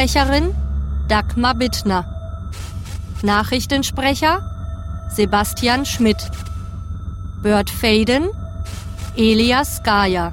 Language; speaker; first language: German; native; German